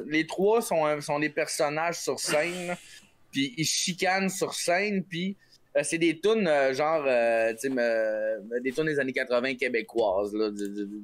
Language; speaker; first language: French; native; French